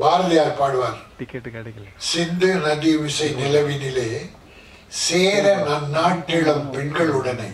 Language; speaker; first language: Tamil; native; Tamil